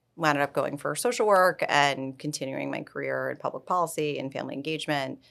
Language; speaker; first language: English; native; English